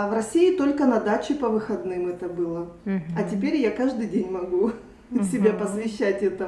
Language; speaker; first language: Russian; native; Russian